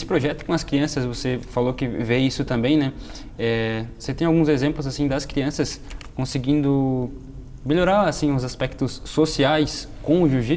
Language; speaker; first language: Portuguese; native; Portuguese